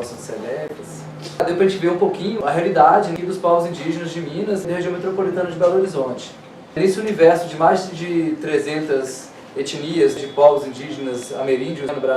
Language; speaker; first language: Portuguese; native; Portuguese